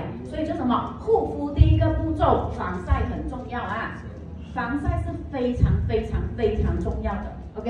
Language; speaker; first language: Chinese; native; Chinese